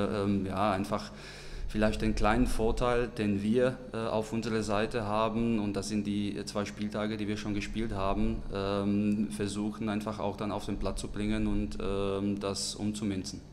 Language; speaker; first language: German; non-native, fluent; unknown